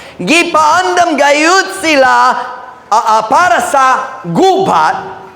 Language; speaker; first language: Cebuano; non-native, fluent; English